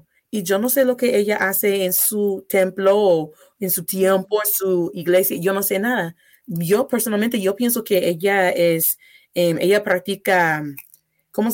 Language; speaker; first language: Spanish; non-native, fluent; English